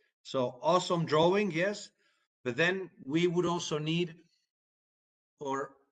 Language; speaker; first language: English; non-native, fluent; Spanish